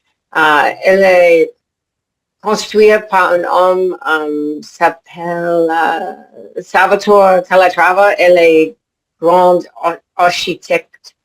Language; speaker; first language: French; non-native, learner; English